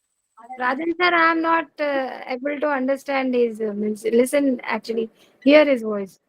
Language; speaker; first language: English; non-native, fluent; Hindi